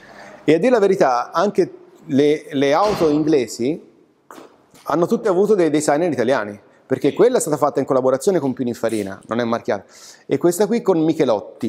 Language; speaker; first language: Italian; native; Italian